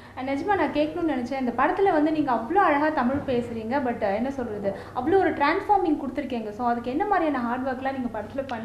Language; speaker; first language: Tamil; native; Tamil